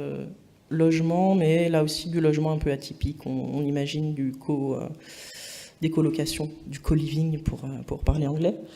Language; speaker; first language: French; native; French